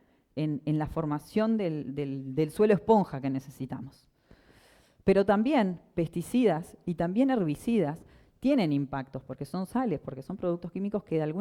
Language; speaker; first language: Spanish; native; Spanish